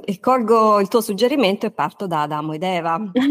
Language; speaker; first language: Italian; native; Italian